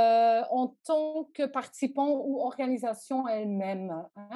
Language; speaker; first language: French; non-native, local second language; Dutch